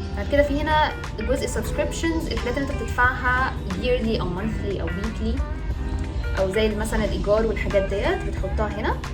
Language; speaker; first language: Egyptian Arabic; native; Egyptian Arabic